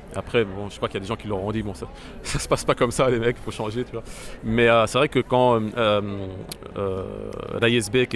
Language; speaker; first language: French; non-native, local second language; Arabic